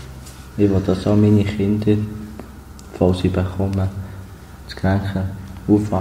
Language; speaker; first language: German; early bilingual, other home language; Albanian